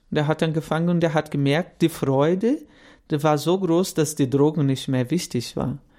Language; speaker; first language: German; non-native, fluent; Portuguese